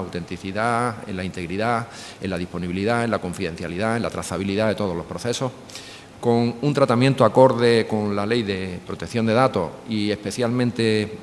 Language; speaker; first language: Spanish; native; Spanish